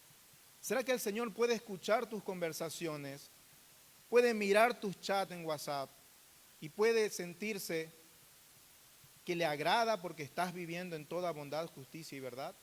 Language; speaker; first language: Spanish; native; Spanish